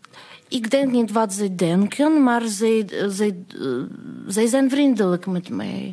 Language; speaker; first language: Dutch; non-native, fluent; Russian